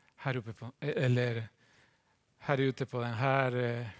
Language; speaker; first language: Swedish; non-native, fluent; Spanish